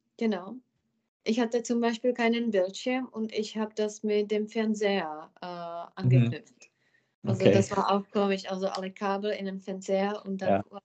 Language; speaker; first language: German; non-native, fluent; Czech